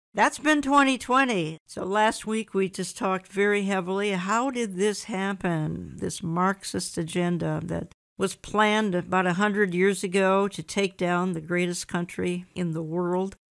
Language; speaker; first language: English; native; English